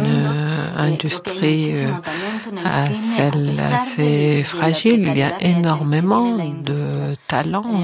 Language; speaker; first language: French; non-native, fluent; Spanish